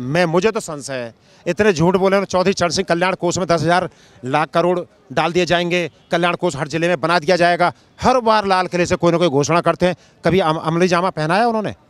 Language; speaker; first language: Hindi; native; Hindi